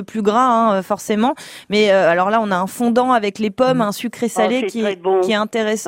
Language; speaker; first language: French; native; French